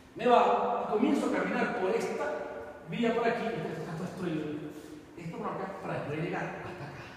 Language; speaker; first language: Spanish; native; Spanish